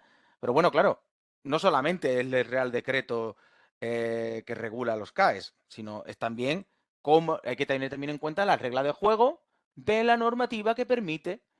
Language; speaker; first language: Spanish; native; Spanish